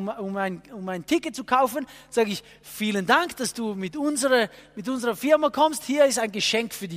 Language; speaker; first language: German; non-native, fluent; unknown